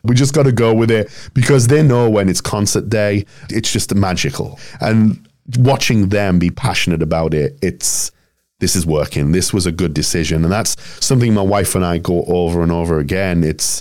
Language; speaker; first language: English; native; English